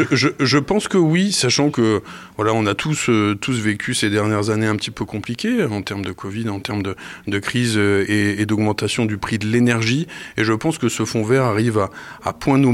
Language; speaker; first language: French; native; French